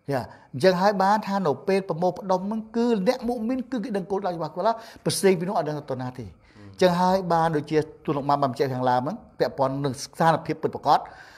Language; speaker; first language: Khmer; non-native, local second language; Eastern Cham